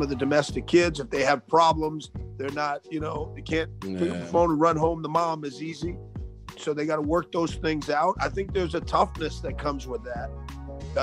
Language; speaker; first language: English; native; English